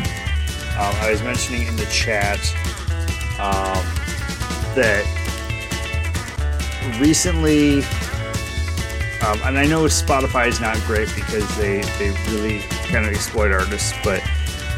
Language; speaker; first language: English; native; English